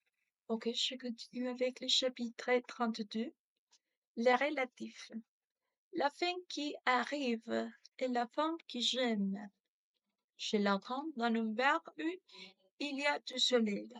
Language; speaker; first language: French; non-native, learner; Spanish